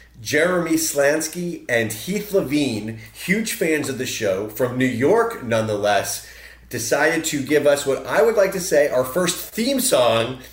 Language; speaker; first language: English; native; English